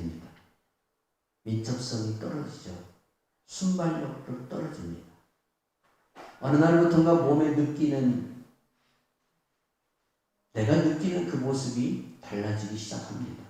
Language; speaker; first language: Korean; native; Korean